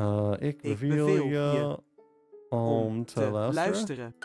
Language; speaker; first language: Dutch; non-native, learner; English